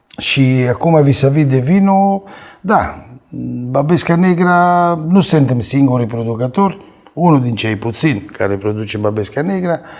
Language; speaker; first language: Romanian; non-native, fluent; Italian